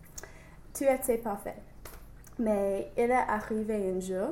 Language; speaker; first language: French; non-native, learner; English